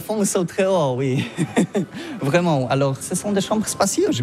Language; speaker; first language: French; non-native, learner; Polish